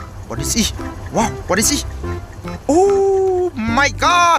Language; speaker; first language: English; non-native, learner; Khmer